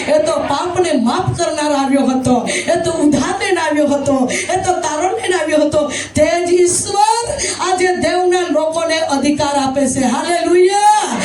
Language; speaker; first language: Gujarati; non-native, local second language; Gamit